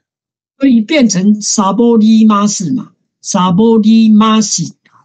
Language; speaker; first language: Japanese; non-native, fluent; Chinese